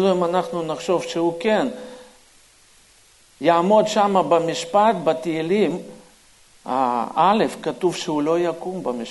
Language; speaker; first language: Hebrew; non-native, fluent; Russian